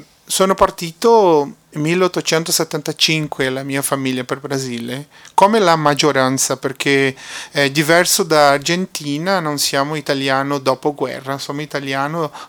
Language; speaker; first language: Italian; non-native, fluent; Portuguese